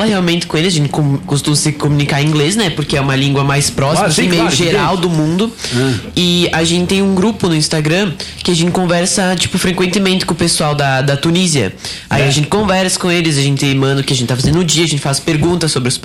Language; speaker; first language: Portuguese; native; Portuguese